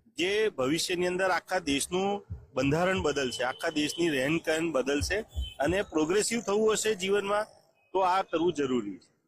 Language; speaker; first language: Gujarati; native; Gujarati